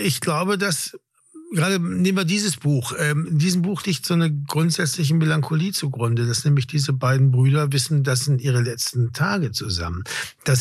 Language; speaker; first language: German; native; German